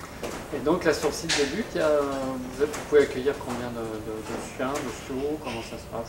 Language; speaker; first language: French; native; French